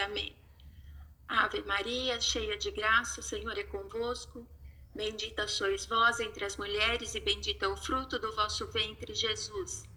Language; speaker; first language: Portuguese; native; Portuguese